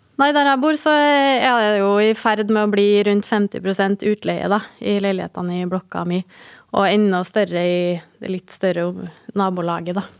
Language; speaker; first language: Norwegian; native; Norwegian